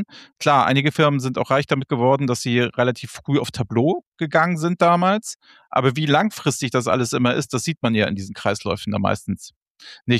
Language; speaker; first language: German; native; German